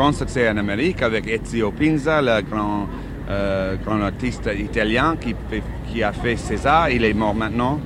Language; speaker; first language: French; non-native, learner; English